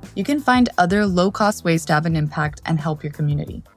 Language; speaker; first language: English; non-native, fluent; Spanish